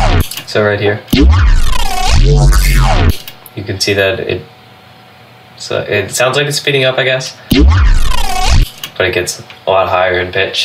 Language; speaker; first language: English; native; English